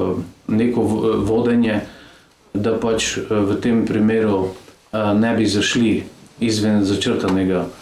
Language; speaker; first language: Slovenian; native; Slovenian